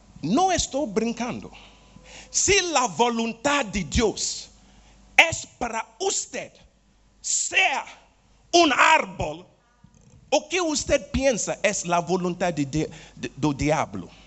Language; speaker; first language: Spanish; non-native, learner; Portuguese